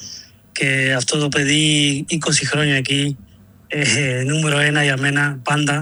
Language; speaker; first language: Greek; non-native, learner; Spanish